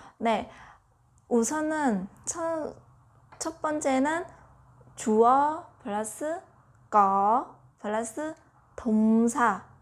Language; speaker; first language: Korean; non-native, learner; Vietnamese